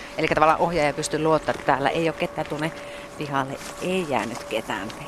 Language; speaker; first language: Finnish; native; Finnish